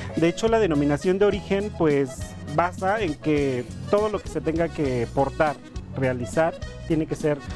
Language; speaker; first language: Spanish; non-native, local second language; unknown